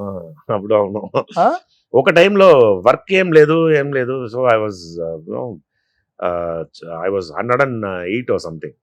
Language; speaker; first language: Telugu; non-native, fluent; Tamil